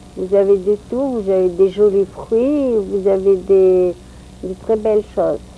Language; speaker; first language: French; non-native, local second language; Arabic